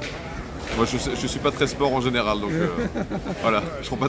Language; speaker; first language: French; native; French